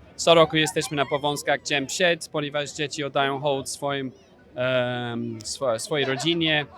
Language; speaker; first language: Polish; non-native, fluent; English